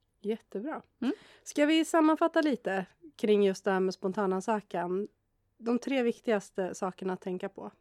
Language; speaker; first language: Swedish; native; Swedish